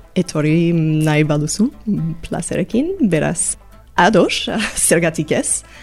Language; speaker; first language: Basque; non-native, learner; English